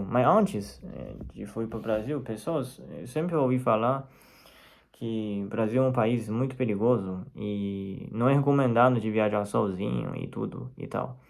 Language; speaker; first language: Portuguese; non-native, fluent; Chinese